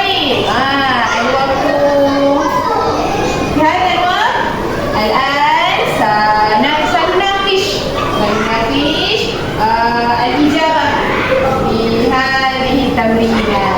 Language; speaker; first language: Arabic; non-native, learner; Malay